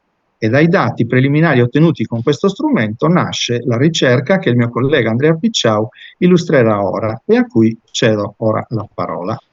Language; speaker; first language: Italian; native; Italian